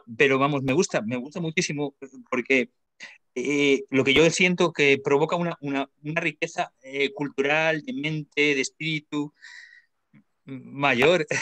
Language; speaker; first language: Spanish; native; Spanish